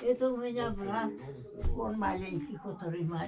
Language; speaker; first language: Russian; non-native, local second language; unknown